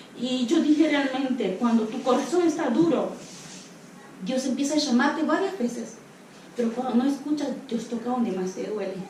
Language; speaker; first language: Spanish; non-native, local second language; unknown